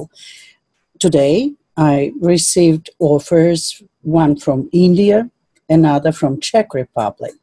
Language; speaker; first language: English; non-native, fluent; Russian